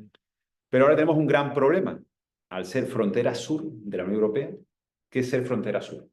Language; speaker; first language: Spanish; native; Spanish